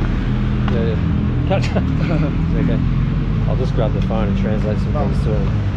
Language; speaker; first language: English; native; English